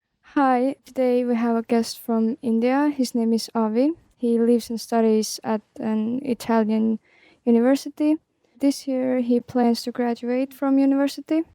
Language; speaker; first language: English; non-native, fluent; Estonian